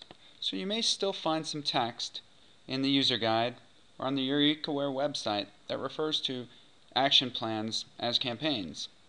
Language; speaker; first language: English; native; English